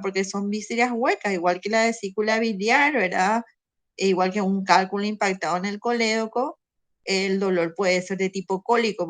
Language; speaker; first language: Spanish; native; Spanish